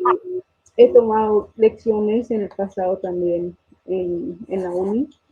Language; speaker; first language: Spanish; non-native, fluent; English